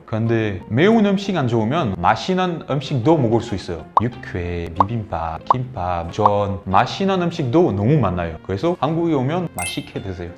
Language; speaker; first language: Korean; non-native, learner; French